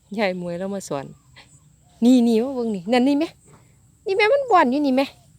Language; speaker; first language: Thai; native; Thai